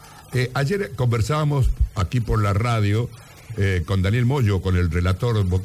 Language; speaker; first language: Spanish; native; Spanish